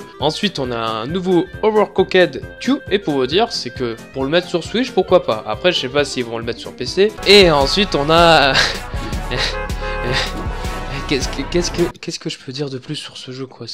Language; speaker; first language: French; native; French